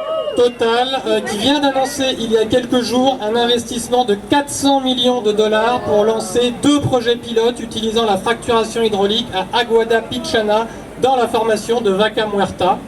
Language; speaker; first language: French; native; French